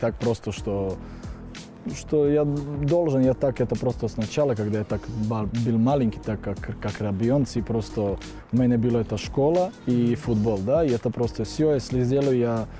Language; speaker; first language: Russian; non-native, learner; Serbian